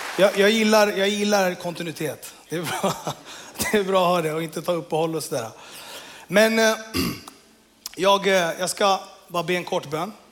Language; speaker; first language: Swedish; early bilingual, other home language; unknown